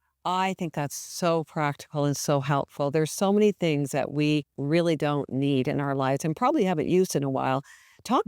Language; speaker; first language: English; native; English